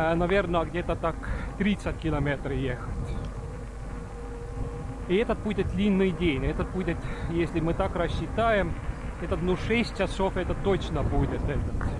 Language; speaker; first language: Russian; non-native, local second language; Estonian